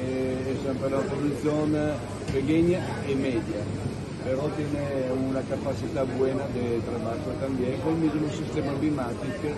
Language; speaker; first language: Spanish; non-native, learner; Italian